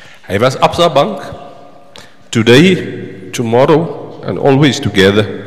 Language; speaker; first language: English; non-native, local second language; Afrikaans